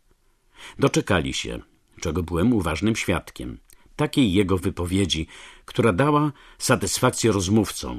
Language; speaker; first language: Polish; native; Polish